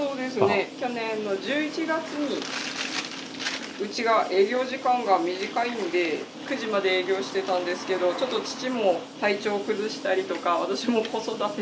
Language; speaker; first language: Japanese; native; Japanese